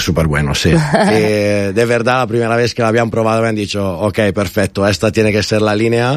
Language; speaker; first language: Spanish; non-native, fluent; Italian